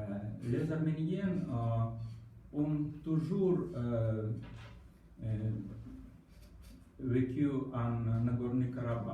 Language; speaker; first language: French; non-native, learner; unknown